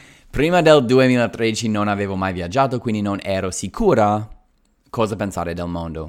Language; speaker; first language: Italian; non-native, fluent; English